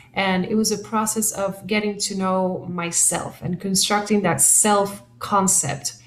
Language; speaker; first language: English; non-native, local second language; Spanish